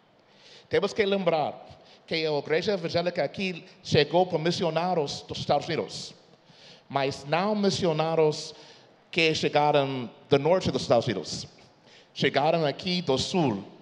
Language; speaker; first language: Portuguese; non-native, fluent; English